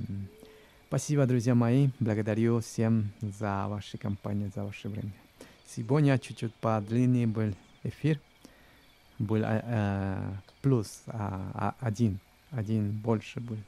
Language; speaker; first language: Russian; non-native, learner; Spanish